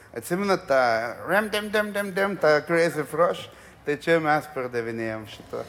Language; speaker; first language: Lithuanian; early bilingual, other home language; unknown